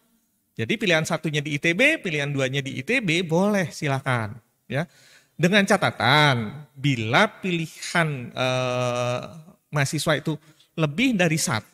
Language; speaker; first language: Indonesian; native; Indonesian